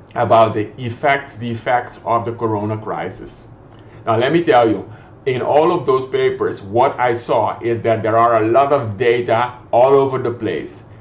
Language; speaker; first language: English; non-native, fluent; Papiamento